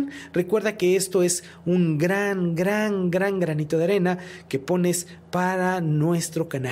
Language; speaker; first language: Spanish; native; Spanish